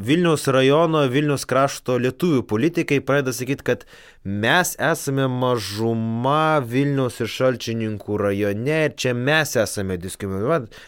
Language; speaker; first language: Lithuanian; non-native, local second language; Polish